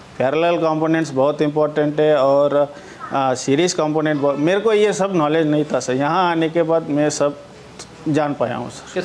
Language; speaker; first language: Hindi; non-native, local second language; Kannada